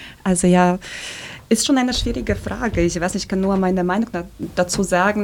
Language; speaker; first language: German; early bilingual, other home language; Polish